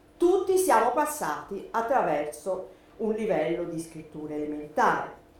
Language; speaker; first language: Italian; native; Italian